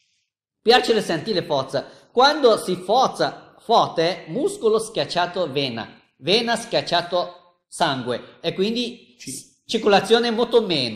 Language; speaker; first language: Italian; non-native, learner; Chinese